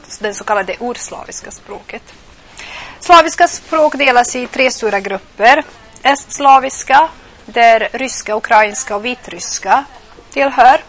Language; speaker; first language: Swedish; non-native, fluent; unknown